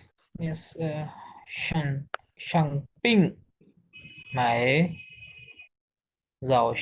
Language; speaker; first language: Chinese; non-native, learner; Urdu